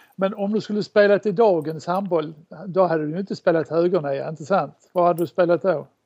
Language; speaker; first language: Swedish; native; Swedish